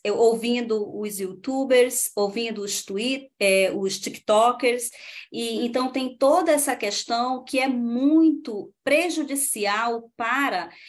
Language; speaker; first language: Portuguese; native; Portuguese